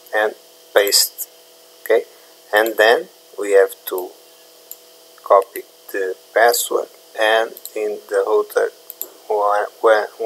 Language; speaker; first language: English; non-native, learner; Portuguese